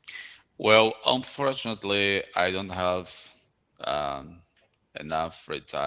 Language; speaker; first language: English; non-native, fluent; Portuguese